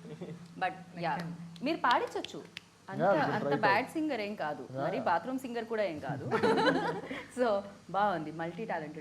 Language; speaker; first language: Telugu; native; Telugu